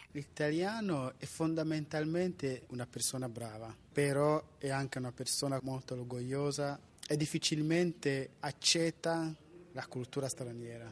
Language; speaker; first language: Italian; non-native, fluent; Kinyarwanda